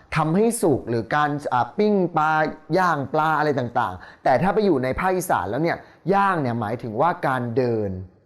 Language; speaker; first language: Thai; native; Thai